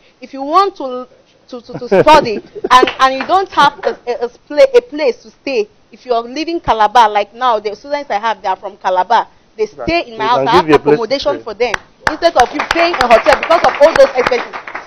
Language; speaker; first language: English; non-native, local second language; French